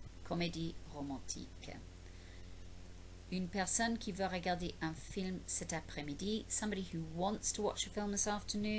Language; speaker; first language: French; non-native, fluent; English